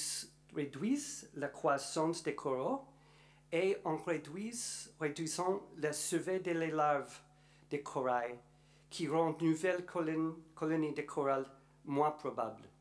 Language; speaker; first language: French; non-native, learner; English